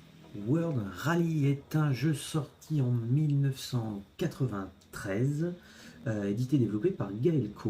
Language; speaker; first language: French; native; French